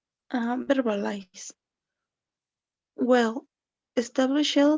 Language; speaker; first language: English; non-native, learner; Spanish